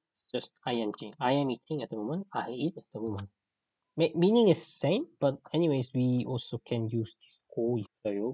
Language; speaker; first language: English; non-native, fluent; Korean